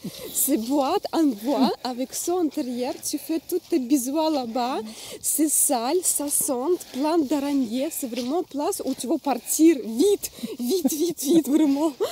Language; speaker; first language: French; non-native, learner; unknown